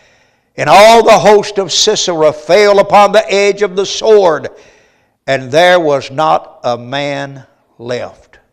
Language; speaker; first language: English; native; English